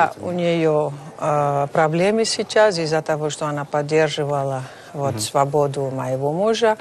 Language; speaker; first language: Russian; non-native, fluent; Dutch